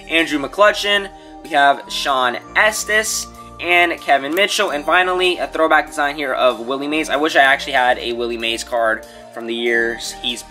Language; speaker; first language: English; native; English